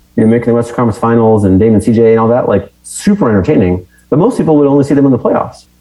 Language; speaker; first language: English; native; English